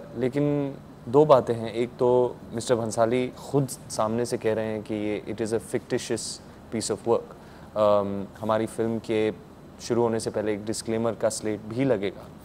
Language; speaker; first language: Hindi; native; Hindi